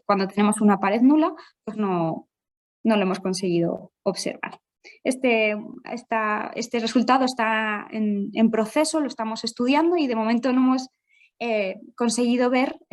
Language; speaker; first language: Spanish; native; Spanish